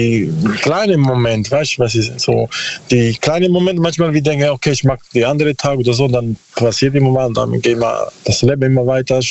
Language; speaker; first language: German; non-native, learner; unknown